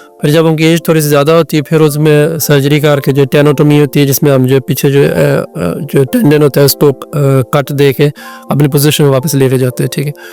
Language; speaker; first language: Urdu; non-native, local second language; Punjabi